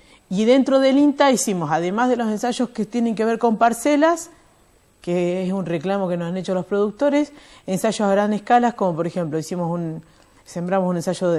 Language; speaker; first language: Spanish; native; Spanish